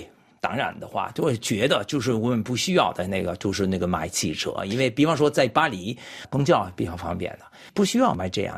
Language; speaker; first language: Chinese; non-native, fluent; French